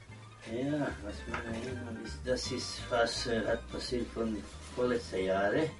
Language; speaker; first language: German; non-native, learner; Croatian